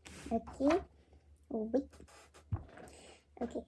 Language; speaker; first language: French; non-native, learner; Korean